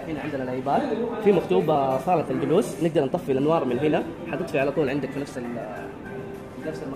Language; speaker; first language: Arabic; native; Arabic